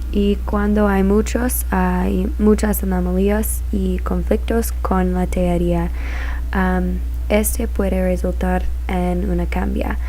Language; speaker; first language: Spanish; non-native, learner; English